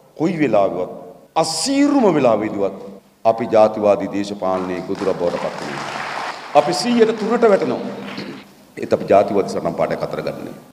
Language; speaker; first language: Sinhala; native; Sinhala